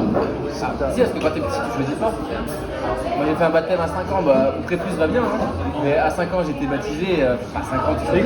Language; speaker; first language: French; native; French